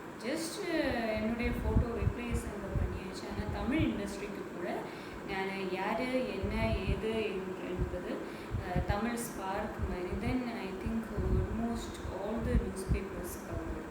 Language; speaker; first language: Tamil; non-native, learner; Malayalam